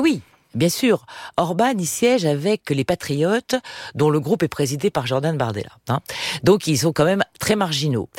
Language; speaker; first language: French; native; French